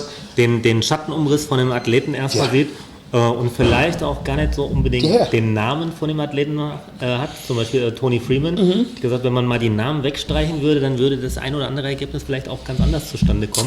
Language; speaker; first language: German; native; German